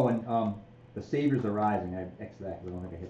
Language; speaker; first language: English; native; English